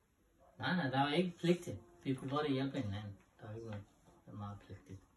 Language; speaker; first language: Danish; non-native, learner; Nepali